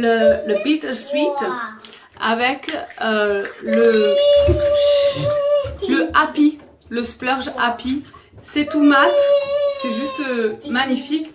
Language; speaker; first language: French; native; French